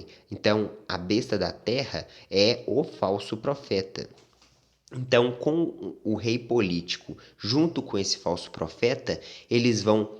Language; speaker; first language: Portuguese; native; Portuguese